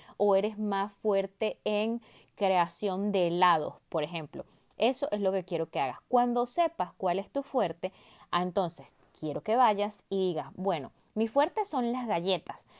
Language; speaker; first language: Spanish; native; Spanish